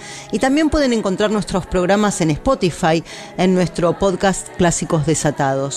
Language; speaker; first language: Spanish; native; Spanish